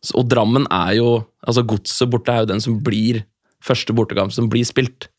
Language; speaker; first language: Norwegian; native; Norwegian